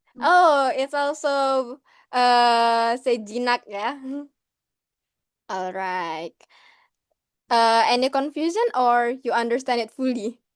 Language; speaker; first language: English; non-native, learner; Indonesian